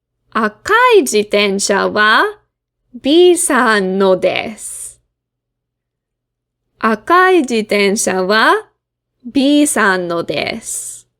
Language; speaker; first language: Japanese; non-native, fluent; English